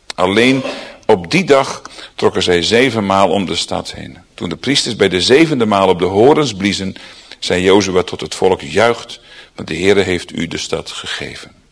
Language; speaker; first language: Dutch; native; Dutch